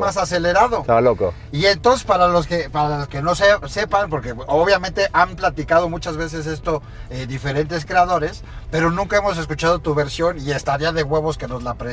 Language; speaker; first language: Spanish; native; Spanish